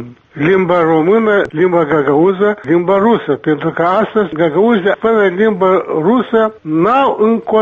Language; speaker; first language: Romanian; non-native, local second language; Gagauz